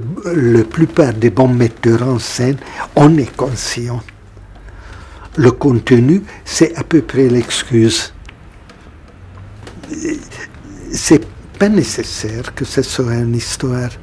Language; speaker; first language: French; non-native, fluent; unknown